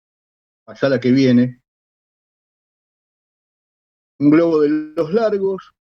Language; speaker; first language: Spanish; native; Spanish